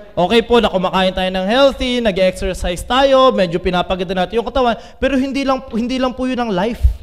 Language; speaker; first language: Filipino; native; Filipino